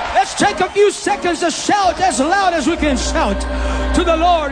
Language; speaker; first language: English; non-native, fluent; Portuguese